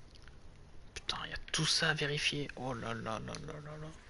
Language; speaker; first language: French; native; French